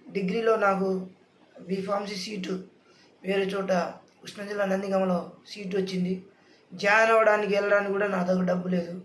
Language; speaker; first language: Telugu; non-native, local second language; Lambadi